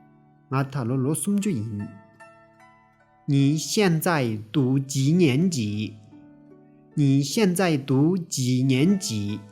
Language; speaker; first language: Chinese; non-native, fluent; Tibetan